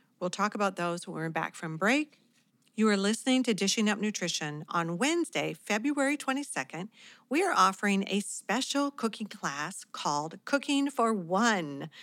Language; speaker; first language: English; native; English